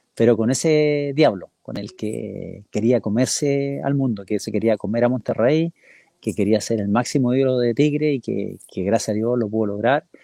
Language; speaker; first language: Spanish; native; Spanish